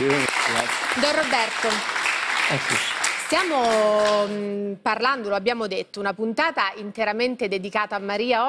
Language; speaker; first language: Italian; native; Italian